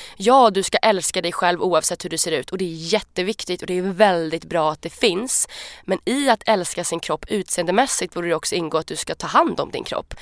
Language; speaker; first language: Swedish; native; Swedish